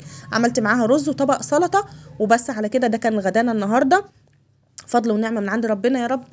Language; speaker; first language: Arabic; native; Arabic